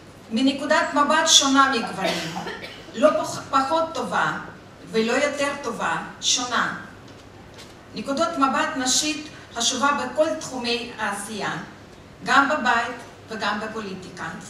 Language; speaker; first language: Hebrew; non-native, fluent; Russian